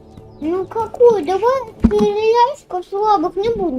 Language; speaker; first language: Russian; native; Russian